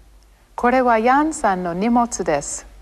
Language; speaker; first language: Japanese; non-native, fluent; English